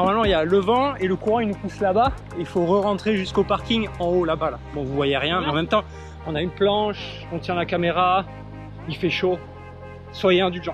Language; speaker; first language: French; native; French